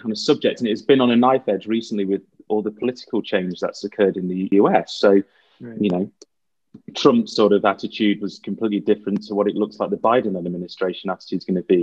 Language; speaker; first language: English; native; English